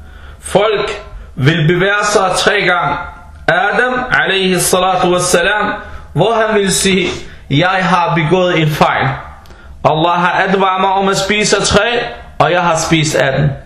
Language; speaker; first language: Danish; non-native, fluent; Arabic